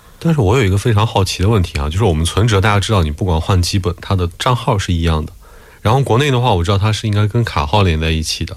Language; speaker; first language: Chinese; native; Chinese